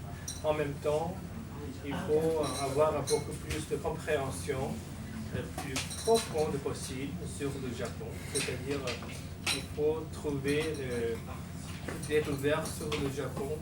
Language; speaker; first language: French; non-native, learner; Japanese